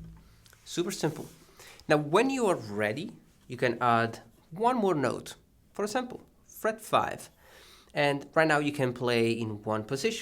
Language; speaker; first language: English; non-native, fluent; Italian